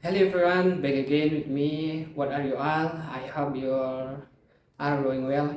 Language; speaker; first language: English; non-native, learner; Indonesian